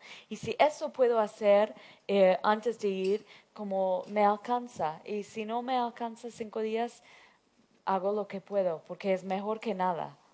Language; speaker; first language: Spanish; non-native, fluent; English